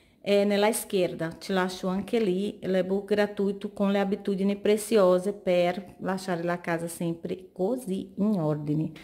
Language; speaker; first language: Italian; non-native, fluent; Portuguese